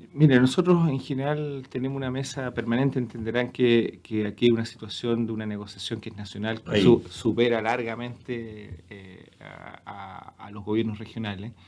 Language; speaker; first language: Spanish; native; Spanish